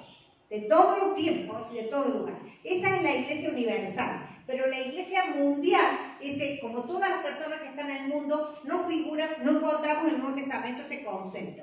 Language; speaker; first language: Spanish; native; Spanish